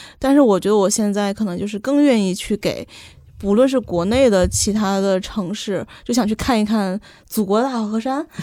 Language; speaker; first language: Chinese; native; Chinese